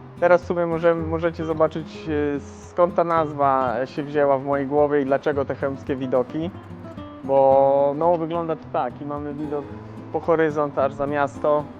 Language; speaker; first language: Polish; native; Polish